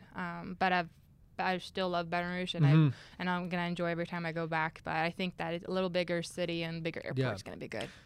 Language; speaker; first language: English; non-native, fluent; Swedish